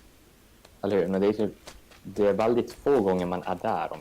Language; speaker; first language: Swedish; native; Swedish